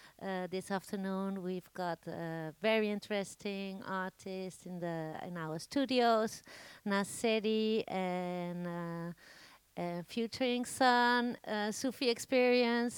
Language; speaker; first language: English; non-native, learner; Spanish